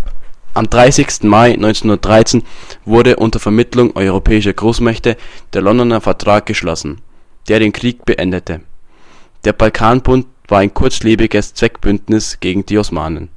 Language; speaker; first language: German; native; German